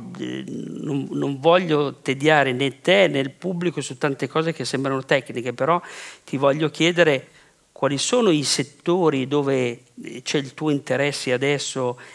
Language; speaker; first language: Italian; native; Italian